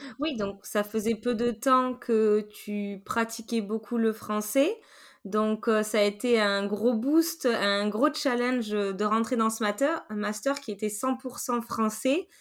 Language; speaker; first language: French; native; French